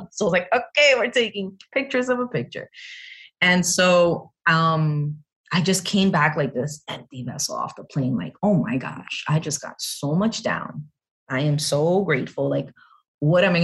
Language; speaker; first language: English; native; English